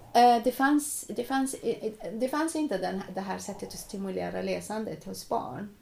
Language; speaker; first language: Swedish; non-native, fluent; Arabic